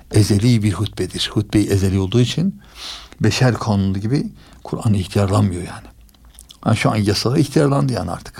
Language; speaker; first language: Turkish; native; Turkish